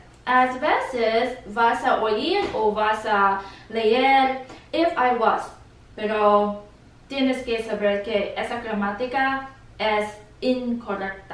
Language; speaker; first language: Spanish; non-native, learner; English